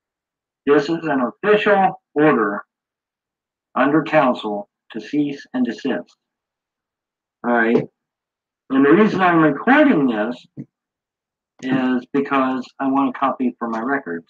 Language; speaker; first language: English; native; English